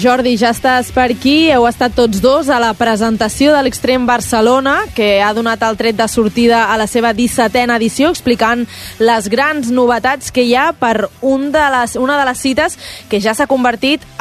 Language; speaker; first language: Catalan; native; Catalan